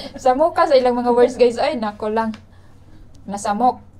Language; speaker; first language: Filipino; non-native, local second language; Cebuano